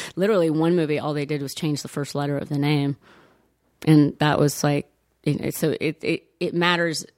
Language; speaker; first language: English; early bilingual, other home language; Italian